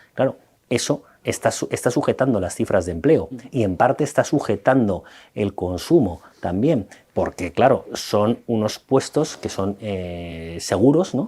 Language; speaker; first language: Spanish; native; Spanish